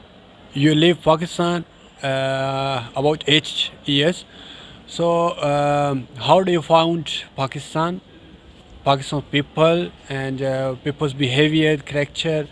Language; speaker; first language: English; non-native, learner; Urdu